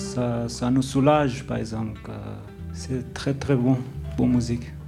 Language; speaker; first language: French; non-native, learner; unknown